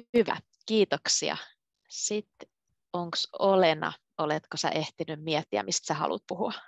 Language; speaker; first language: Finnish; native; Finnish